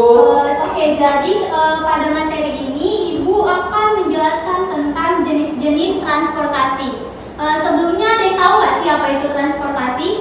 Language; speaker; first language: Indonesian; native; Indonesian